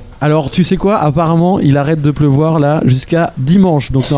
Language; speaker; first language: French; native; French